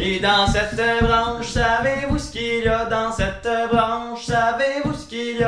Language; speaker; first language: French; native; French